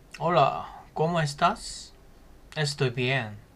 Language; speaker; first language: Spanish; non-native, fluent; Korean